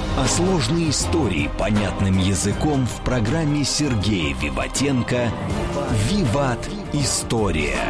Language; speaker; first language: Russian; native; Russian